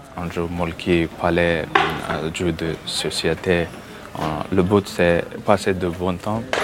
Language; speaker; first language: French; non-native, learner; Persian